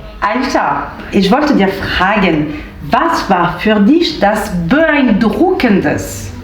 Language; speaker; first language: German; non-native, learner; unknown